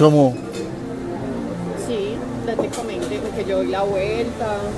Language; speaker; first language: Spanish; non-native, learner; German